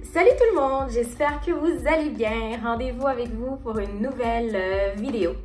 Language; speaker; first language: French; non-native, local second language; Haitian Creole